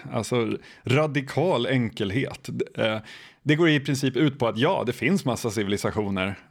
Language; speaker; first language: Swedish; native; Swedish